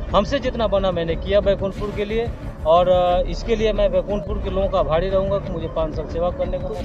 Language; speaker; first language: Hindi; native; Hindi